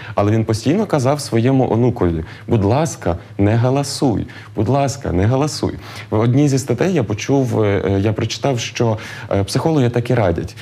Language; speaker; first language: Ukrainian; native; Ukrainian